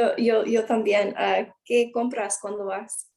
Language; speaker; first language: Spanish; non-native, learner; English